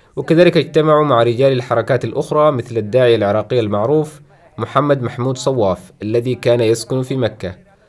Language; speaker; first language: Arabic; non-native, local second language; Somali